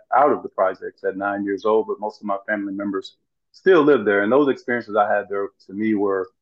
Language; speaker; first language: English; native; English